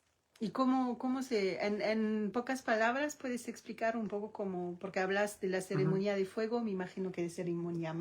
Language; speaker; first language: Spanish; non-native, learner; French